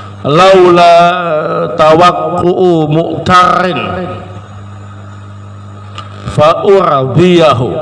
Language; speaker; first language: Arabic; non-native, fluent; Indonesian